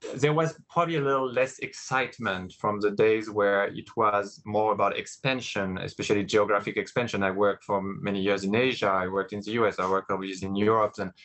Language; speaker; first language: English; non-native, fluent; French